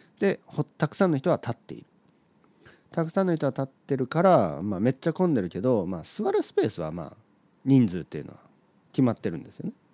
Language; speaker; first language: Japanese; native; Japanese